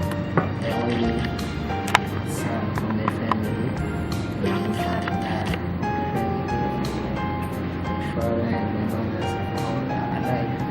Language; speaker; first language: English; non-native, local second language; Swahili